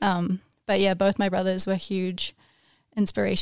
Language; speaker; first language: English; native; English